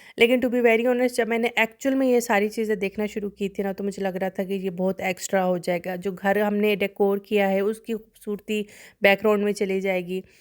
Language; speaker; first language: Urdu; non-native, local second language; Punjabi